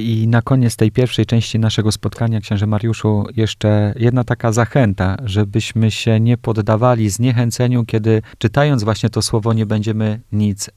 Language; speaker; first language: Polish; native; Polish